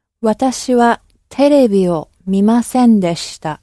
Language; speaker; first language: Japanese; non-native, learner; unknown